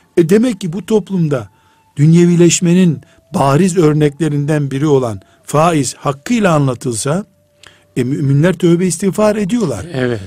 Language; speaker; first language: Turkish; native; Turkish